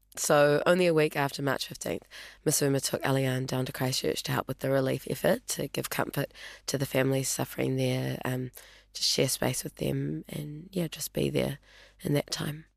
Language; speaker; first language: English; early bilingual, other home language; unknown